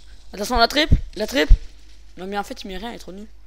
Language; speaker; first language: French; native; French